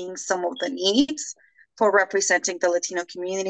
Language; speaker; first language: English; early bilingual, other home language; Spanish